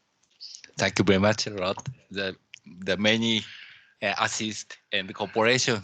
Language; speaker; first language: English; non-native, learner; Japanese